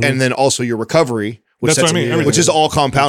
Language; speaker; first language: English; native; English